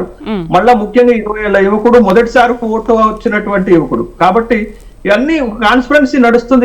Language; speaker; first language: Telugu; native; Telugu